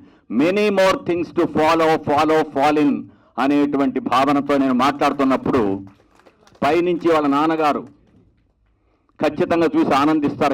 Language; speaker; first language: Telugu; native; Telugu